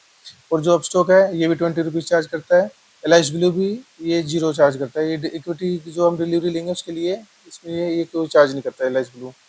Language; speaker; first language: Hindi; native; Hindi